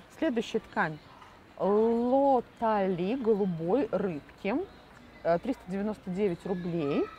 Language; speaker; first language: Russian; native; Russian